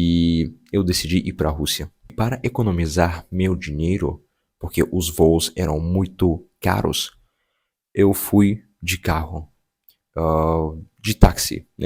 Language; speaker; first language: Portuguese; non-native, fluent; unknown